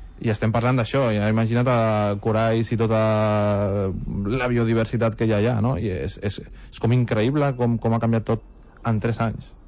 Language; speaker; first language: Catalan; non-native, local second language; Spanish